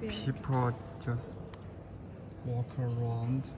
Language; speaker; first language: English; non-native, learner; Chinese